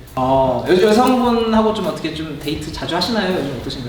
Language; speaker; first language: Korean; native; Korean